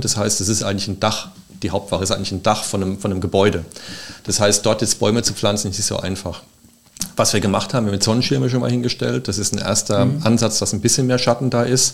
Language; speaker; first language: German; native; German